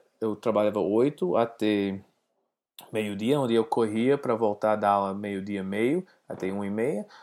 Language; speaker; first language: Portuguese; non-native, learner; English